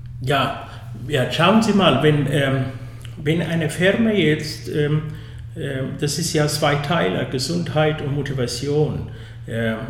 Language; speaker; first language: German; non-native, fluent; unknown